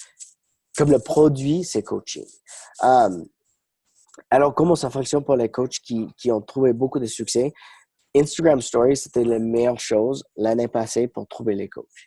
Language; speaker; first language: French; non-native, fluent; English